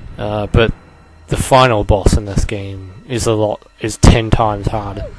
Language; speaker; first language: English; native; English